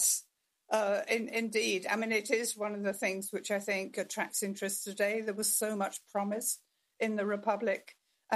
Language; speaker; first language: English; native; English